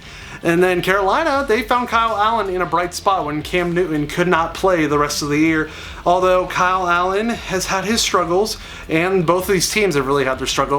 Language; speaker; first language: English; native; English